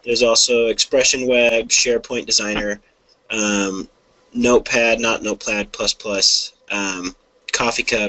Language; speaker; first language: English; native; English